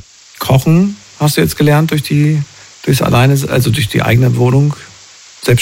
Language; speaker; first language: German; native; German